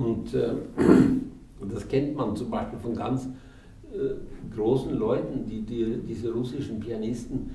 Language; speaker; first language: German; non-native, fluent; Norwegian